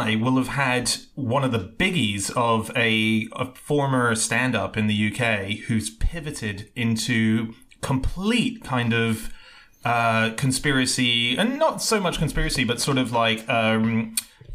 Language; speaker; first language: English; native; English